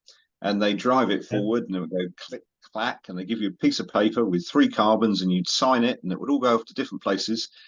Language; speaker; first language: English; native; English